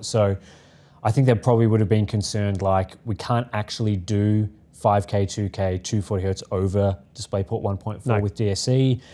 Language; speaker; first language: English; native; English